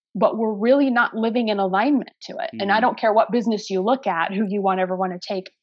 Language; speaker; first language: English; native; English